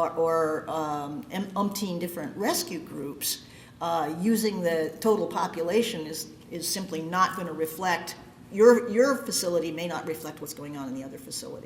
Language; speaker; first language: English; native; English